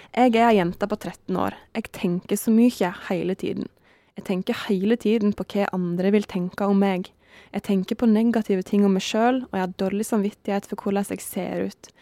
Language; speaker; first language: Norwegian; native; Norwegian